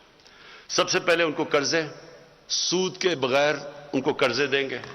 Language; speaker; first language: Urdu; native; Urdu